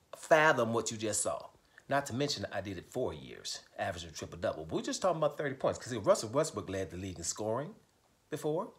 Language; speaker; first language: English; native; English